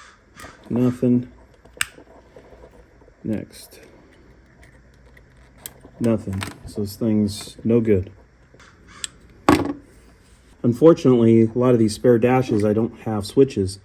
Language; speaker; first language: English; native; English